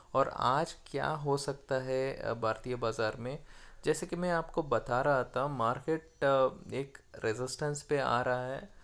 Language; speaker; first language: Hindi; non-native, local second language; Kannada